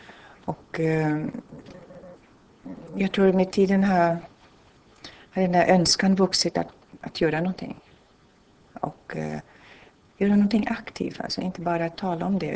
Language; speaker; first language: Swedish; non-native, fluent; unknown